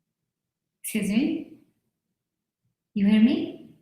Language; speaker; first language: English; non-native, learner; Arabic